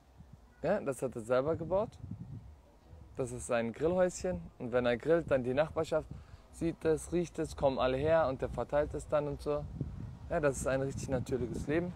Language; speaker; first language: German; non-native, fluent; Turkish